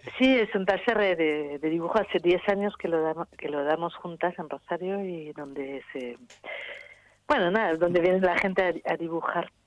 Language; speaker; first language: Spanish; non-native, fluent; French